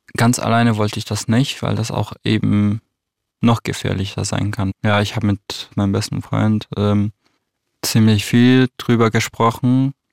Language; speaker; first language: German; non-native, fluent; Arabic